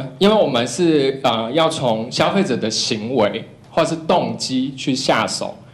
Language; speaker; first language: Chinese; non-native, local second language; Cantonese